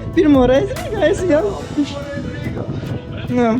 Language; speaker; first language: Latvian; native; Latvian